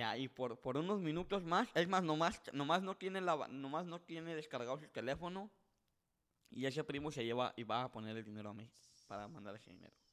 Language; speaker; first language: Spanish; early bilingual, heritage; Spanish